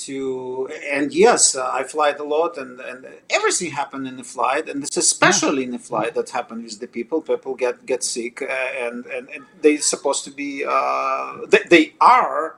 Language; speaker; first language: English; non-native, fluent; Russian